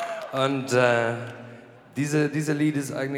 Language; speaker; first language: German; non-native, learner; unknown